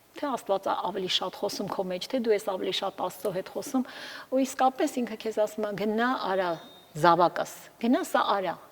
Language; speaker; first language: Armenian; early bilingual, heritage; Armenian